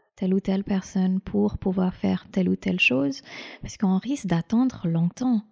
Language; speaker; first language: French; non-native, fluent; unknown